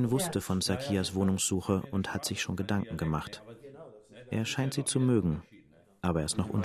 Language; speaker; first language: German; native; German